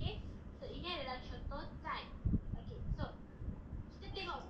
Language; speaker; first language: Chinese; non-native, learner; Malay